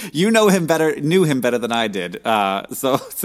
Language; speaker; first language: English; native; English